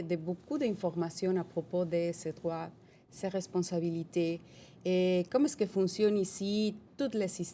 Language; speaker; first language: French; non-native, fluent; Spanish